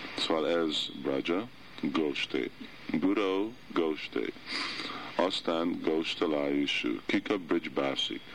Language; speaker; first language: Hungarian; early bilingual, heritage; Hungarian